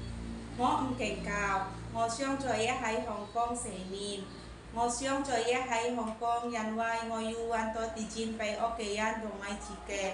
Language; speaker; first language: Cantonese; non-native, learner; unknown